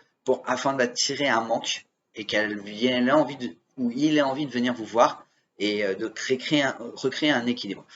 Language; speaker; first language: French; native; French